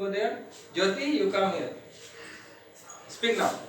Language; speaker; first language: English; non-native, fluent; Hindi